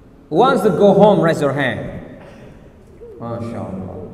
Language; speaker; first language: English; non-native, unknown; Indonesian